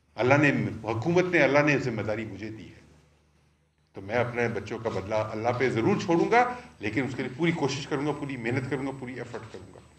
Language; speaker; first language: Urdu; non-native, local second language; Pashto